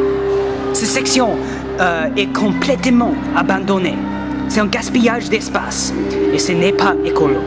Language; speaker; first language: French; non-native, learner; English